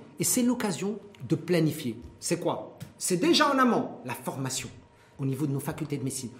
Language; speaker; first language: French; non-native, local second language; Arabic